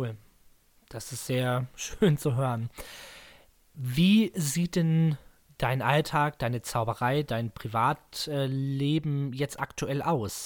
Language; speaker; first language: German; native; German